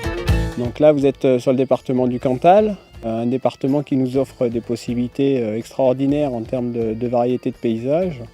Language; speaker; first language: French; native; French